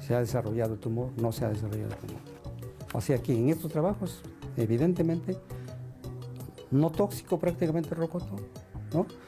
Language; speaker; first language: Spanish; native; Spanish